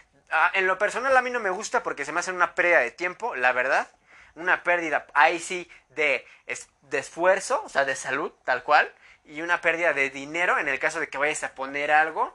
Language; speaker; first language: Spanish; native; Spanish